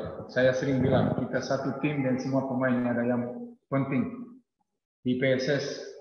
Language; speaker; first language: Indonesian; non-native, learner; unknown